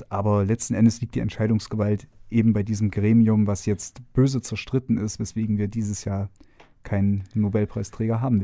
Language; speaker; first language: German; native; German